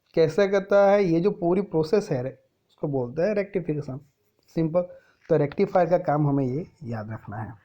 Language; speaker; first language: Hindi; non-native, local second language; Gujarati